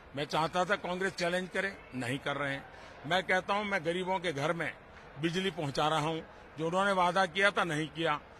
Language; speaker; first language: Hindi; non-native, local second language; Gujarati